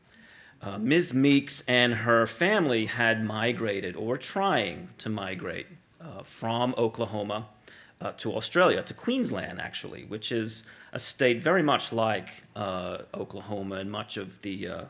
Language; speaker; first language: English; native; English